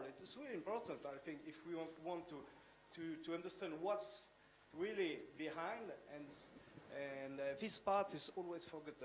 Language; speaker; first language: English; non-native, fluent; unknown